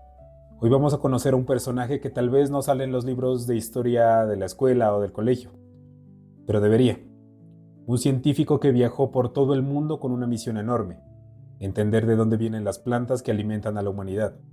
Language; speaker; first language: Spanish; native; Spanish